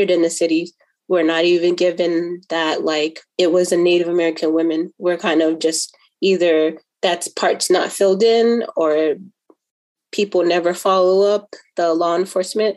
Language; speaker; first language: English; native; English